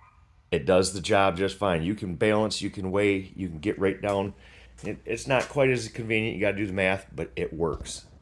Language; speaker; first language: English; native; English